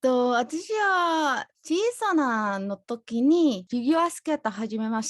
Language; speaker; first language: Japanese; non-native, learner; Spanish